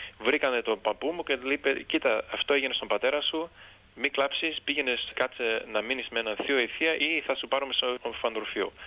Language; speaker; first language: Greek; early bilingual, heritage; Greek